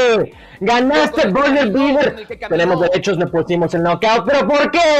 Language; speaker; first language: Spanish; native; Spanish